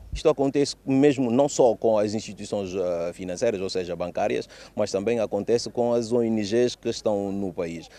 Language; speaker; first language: Portuguese; non-native, local second language; Upper Guinea Crioulo